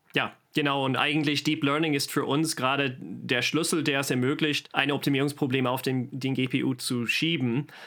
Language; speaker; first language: German; non-native, fluent; English